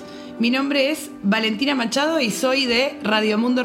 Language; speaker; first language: Spanish; native; Spanish